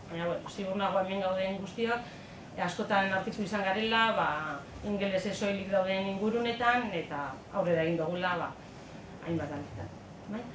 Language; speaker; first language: Basque; native; Basque